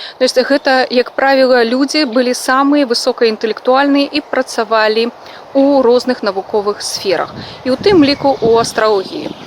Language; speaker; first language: Belarusian; non-native, local second language; Russian